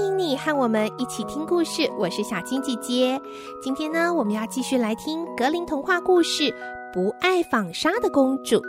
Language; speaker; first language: Chinese; native; Chinese